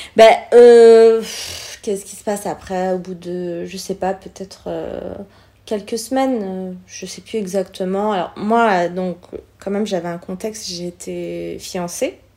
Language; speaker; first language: French; early bilingual, other home language; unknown